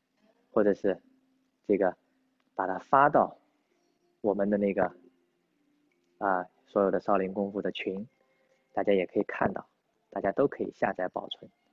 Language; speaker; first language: Chinese; native; Chinese